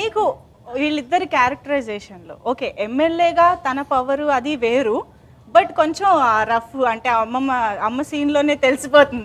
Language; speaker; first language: Telugu; native; Telugu